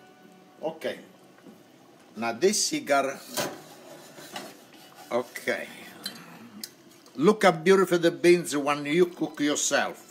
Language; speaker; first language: English; non-native, local second language; Italian